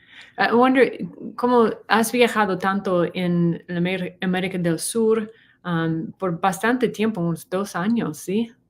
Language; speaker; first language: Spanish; non-native, fluent; English